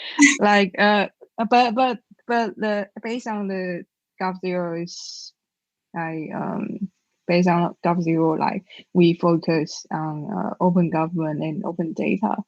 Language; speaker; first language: English; non-native, learner; Chinese